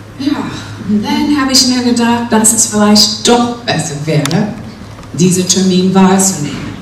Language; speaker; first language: German; non-native, fluent; English